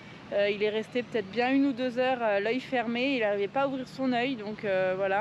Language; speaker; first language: French; native; French